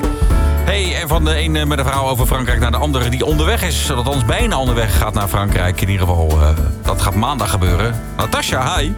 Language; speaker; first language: Dutch; native; Dutch